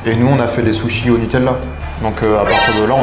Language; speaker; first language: French; native; French